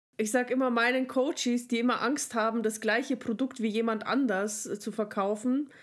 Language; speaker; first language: German; non-native, fluent; Russian